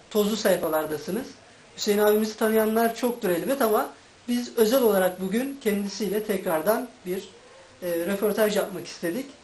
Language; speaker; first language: Turkish; native; Turkish